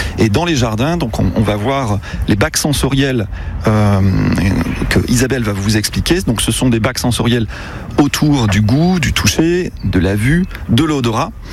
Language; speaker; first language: French; native; French